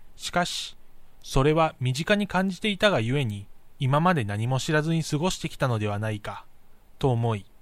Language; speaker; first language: Japanese; native; Japanese